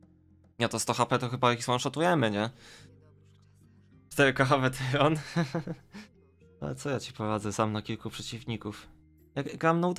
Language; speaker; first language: Polish; native; Polish